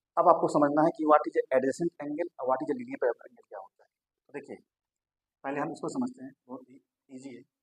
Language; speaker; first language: Hindi; native; Hindi